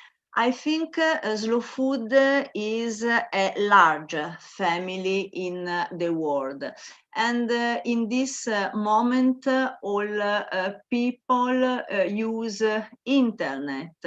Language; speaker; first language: English; non-native, learner; Italian